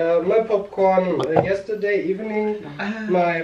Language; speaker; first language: English; non-native, learner; German